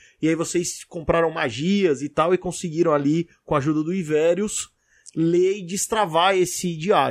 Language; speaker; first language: Portuguese; native; Portuguese